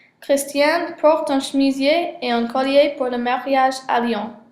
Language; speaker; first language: French; non-native, learner; English